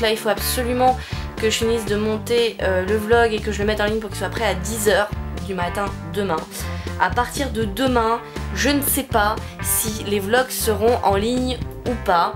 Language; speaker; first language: French; native; French